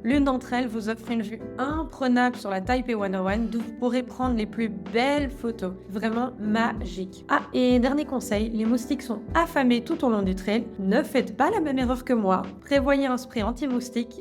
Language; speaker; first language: French; native; French